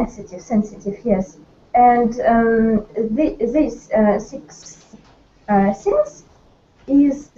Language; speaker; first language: English; non-native, learner; Russian